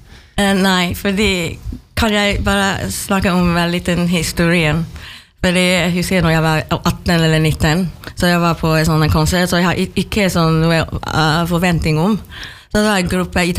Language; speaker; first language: Norwegian; non-native, learner; Chinese